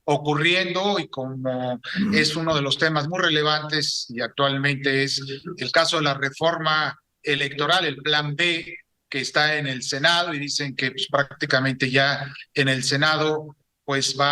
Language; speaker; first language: Spanish; native; Spanish